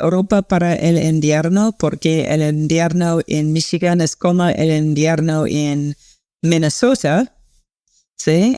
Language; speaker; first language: Spanish; non-native, learner; English